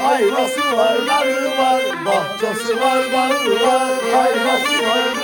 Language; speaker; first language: Turkish; native; Turkish